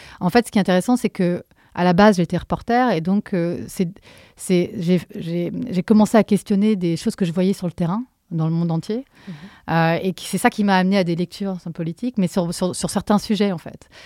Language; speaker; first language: French; native; French